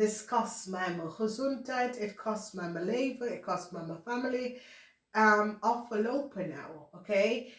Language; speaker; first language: Dutch; non-native, fluent; English